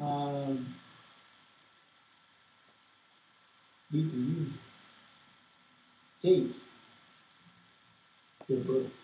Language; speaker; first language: English; non-native, learner; Portuguese